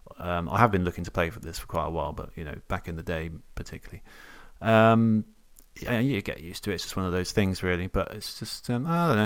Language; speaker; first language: English; native; English